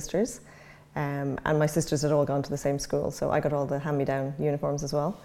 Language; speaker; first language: English; native; English